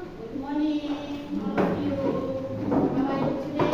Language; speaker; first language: English; non-native, learner; Indonesian